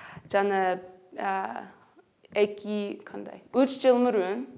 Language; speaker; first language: Kyrgyz; non-native, learner; English